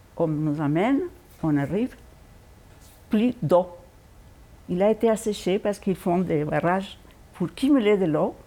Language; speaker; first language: French; non-native, fluent; Spanish